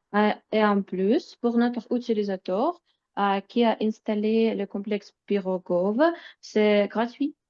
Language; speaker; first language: French; non-native, fluent; Russian